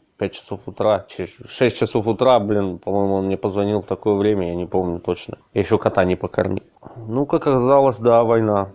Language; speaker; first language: Russian; native; Russian